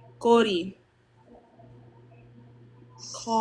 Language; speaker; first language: Korean; non-native, learner; English